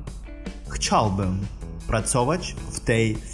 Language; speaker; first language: Polish; non-native, fluent; Russian